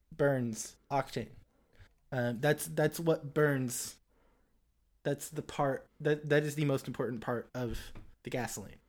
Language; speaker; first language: English; native; English